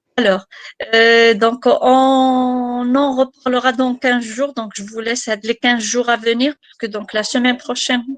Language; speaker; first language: French; non-native, local second language; Arabic